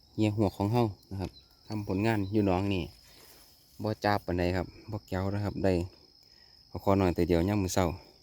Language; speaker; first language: Thai; native; Thai